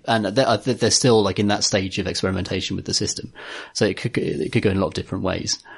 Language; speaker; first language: English; native; English